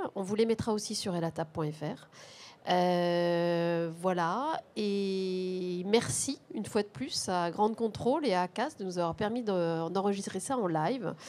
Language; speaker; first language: French; native; French